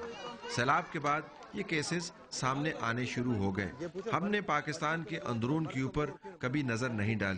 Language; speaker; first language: Urdu; native; Urdu